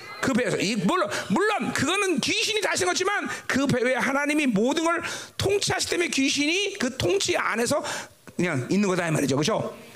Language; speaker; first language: Korean; native; Korean